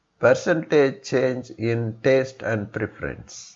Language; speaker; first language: English; non-native, local second language; Tamil